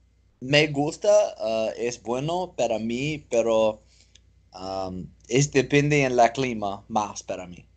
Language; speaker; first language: Spanish; non-native, learner; English